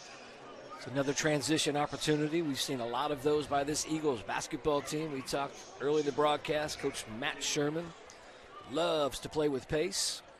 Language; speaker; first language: English; native; English